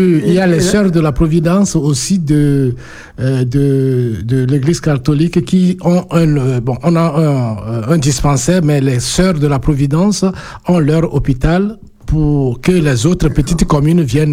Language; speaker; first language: French; non-native, local second language; Ewe